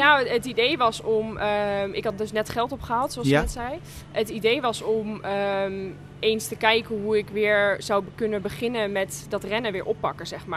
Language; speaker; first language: Dutch; native; Dutch